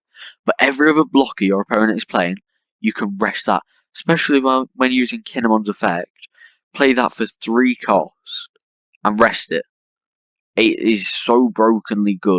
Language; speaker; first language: English; native; English